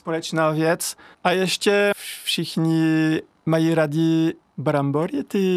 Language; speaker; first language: Czech; non-native, learner; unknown